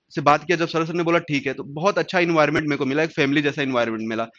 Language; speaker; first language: Hindi; native; Hindi